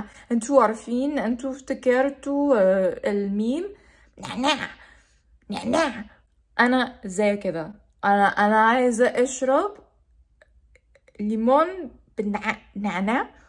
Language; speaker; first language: Arabic; non-native, learner; English